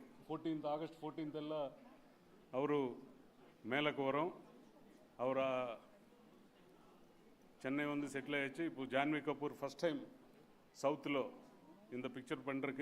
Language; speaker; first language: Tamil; non-native, local second language; Telugu